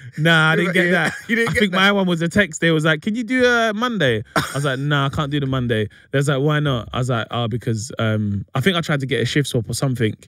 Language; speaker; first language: English; native; English